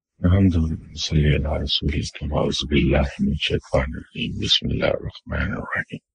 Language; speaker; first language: Urdu; non-native, local second language; Punjabi